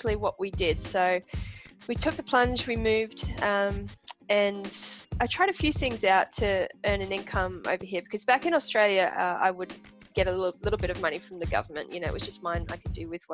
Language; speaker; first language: English; native; English